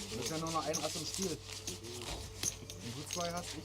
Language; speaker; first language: German; native; German